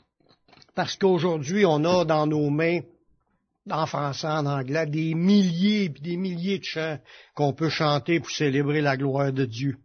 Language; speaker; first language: French; native; French